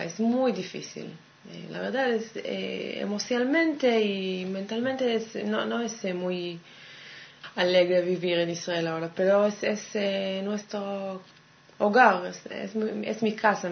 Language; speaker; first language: Spanish; non-native, fluent; Hebrew